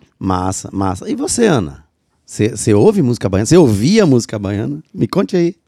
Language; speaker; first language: Portuguese; native; Portuguese